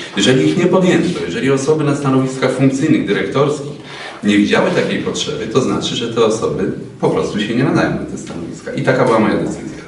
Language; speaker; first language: Polish; native; Polish